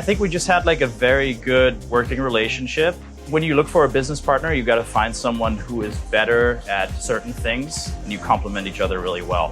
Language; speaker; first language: English; native; English